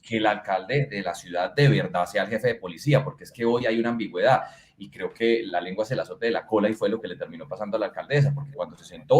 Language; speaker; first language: Spanish; native; Spanish